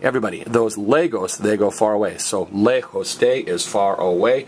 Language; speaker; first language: English; native; English